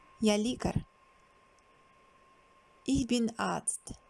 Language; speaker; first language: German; non-native, fluent; Ukrainian